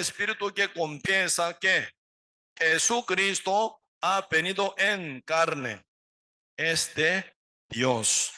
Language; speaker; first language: Spanish; non-native, learner; Korean